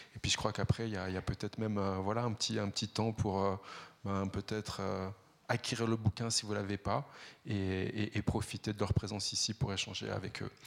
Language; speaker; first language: French; native; French